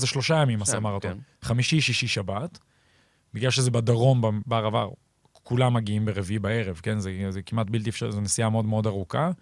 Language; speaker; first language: Hebrew; native; Hebrew